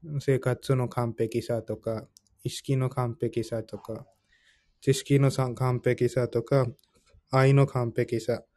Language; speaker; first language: Japanese; non-native, fluent; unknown